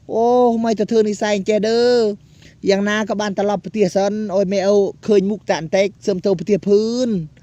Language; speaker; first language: Khmer; native; Khmer